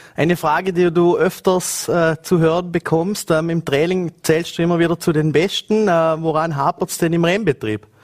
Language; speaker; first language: German; native; German